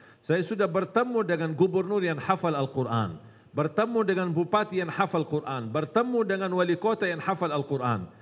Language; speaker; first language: Indonesian; non-native, fluent; Arabic